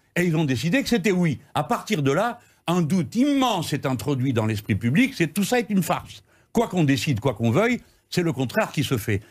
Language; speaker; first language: French; native; French